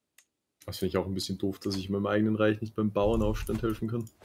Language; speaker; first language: German; native; German